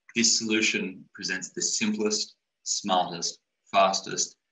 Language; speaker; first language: English; native; English